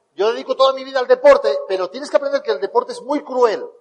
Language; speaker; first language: Spanish; native; Spanish